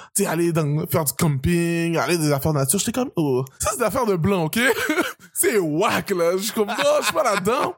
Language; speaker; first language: French; native; French